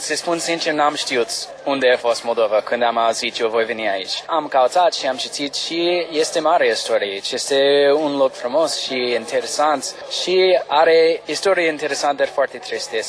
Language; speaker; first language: Romanian; non-native, learner; English